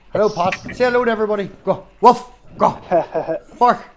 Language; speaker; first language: English; native; English